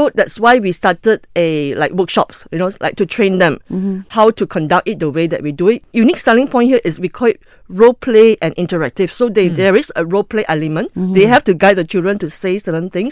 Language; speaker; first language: English; non-native, local second language; Cantonese